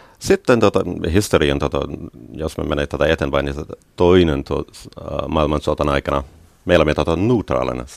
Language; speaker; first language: Finnish; non-native, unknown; English